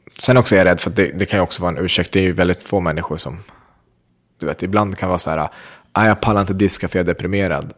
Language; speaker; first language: Swedish; early bilingual, other home language; Central Kurdish